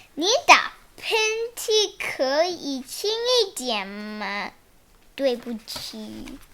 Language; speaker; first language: Chinese; early bilingual, heritage; Chinese